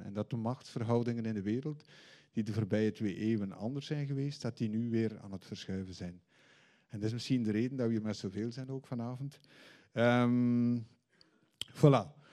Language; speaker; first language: Dutch; native; Dutch